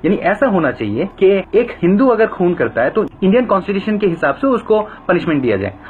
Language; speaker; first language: Hindi; non-native, fluent; Bangla